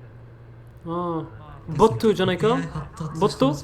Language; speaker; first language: Japanese; non-native, learner; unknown